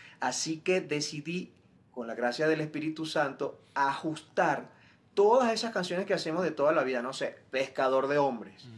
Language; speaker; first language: Spanish; native; Spanish